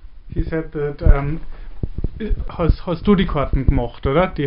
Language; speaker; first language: German; native; German